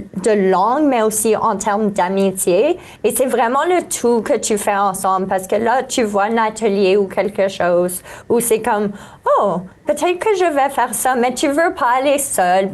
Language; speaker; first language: French; native; French